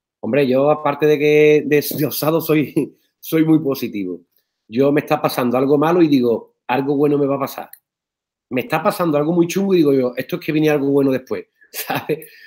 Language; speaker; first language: Spanish; native; Spanish